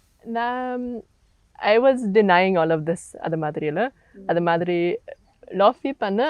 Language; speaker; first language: Tamil; non-native, learner; German